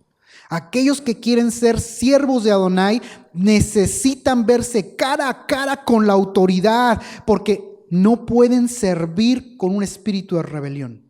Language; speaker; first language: Spanish; native; Spanish